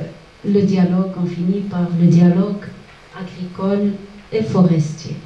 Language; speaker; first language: French; non-native, local second language; Arabic